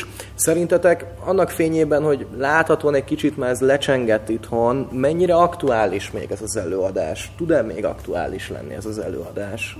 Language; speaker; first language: Hungarian; native; Hungarian